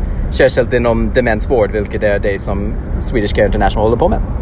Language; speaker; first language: Swedish; non-native, fluent; English